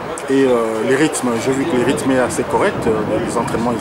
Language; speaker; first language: French; native; French